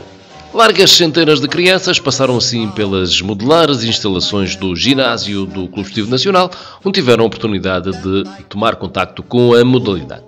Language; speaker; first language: Portuguese; native; Portuguese